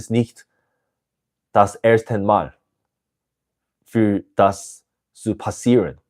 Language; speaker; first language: German; non-native, learner; English